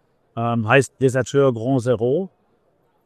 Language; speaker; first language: German; native; German